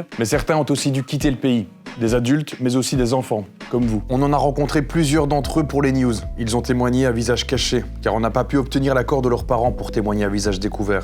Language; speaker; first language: French; native; French